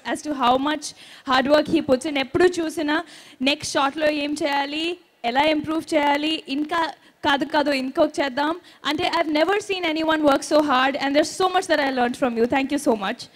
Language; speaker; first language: Telugu; non-native, fluent; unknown